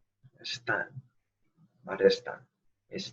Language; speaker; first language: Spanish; non-native, fluent; English